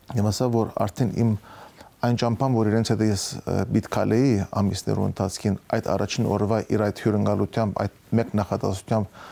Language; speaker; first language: Armenian; early bilingual, heritage; Armenian